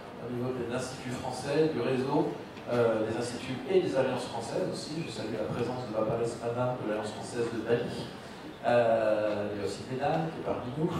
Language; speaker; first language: French; native; French